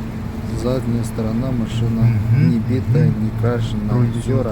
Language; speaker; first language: Russian; non-native, local second language; Kyrgyz